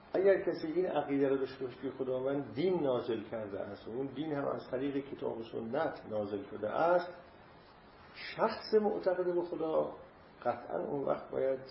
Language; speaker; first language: Persian; non-native, local second language; Azerbaijani